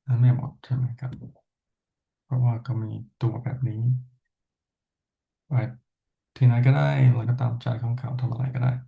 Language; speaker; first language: Thai; non-native, fluent; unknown